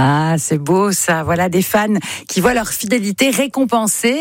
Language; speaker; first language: French; native; French